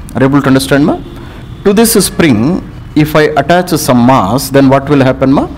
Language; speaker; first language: English; non-native, local second language; Telugu